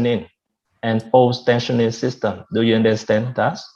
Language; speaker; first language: English; non-native, fluent; Vietnamese